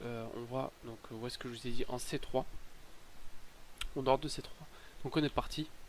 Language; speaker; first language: French; native; French